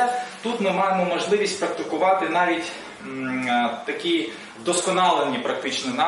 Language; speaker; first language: Ukrainian; native; Ukrainian